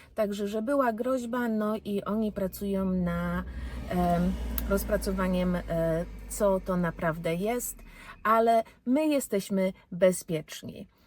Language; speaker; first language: Polish; early bilingual, heritage; Polish